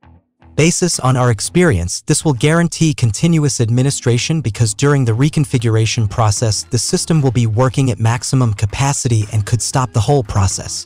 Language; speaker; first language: English; non-native, fluent; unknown